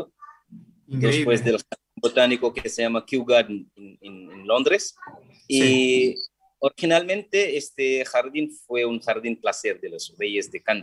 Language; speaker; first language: Spanish; non-native, fluent; Sinhala